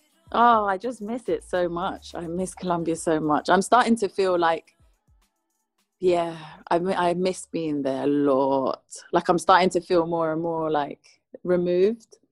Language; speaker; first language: English; early bilingual, other home language; Spanish